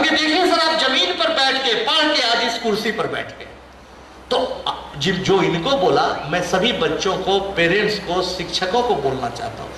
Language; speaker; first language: Hindi; native; Hindi